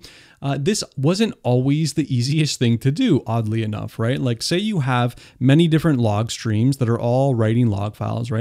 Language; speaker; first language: English; native; English